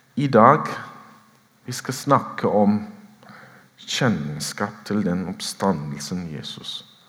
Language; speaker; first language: Norwegian; non-native, fluent; Oromo